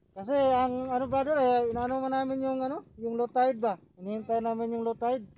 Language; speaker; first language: Filipino; non-native, local second language; Cebuano